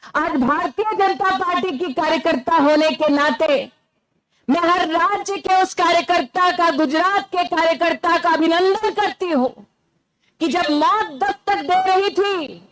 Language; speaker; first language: Hindi; non-native, local second language; Gujarati